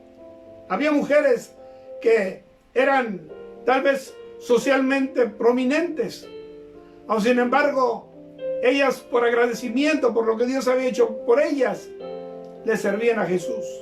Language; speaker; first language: Spanish; native; Spanish